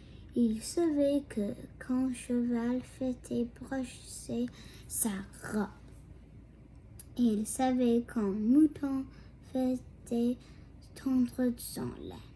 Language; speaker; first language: French; non-native, local second language; English